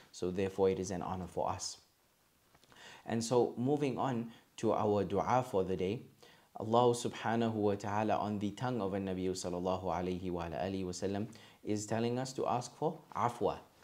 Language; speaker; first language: English; native; English